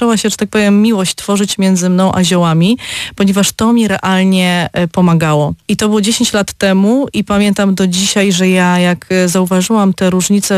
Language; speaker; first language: Polish; native; Polish